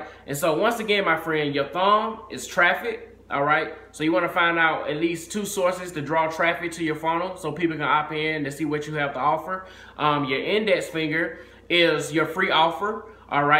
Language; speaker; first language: English; native; English